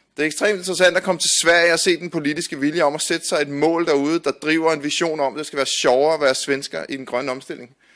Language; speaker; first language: Danish; native; Danish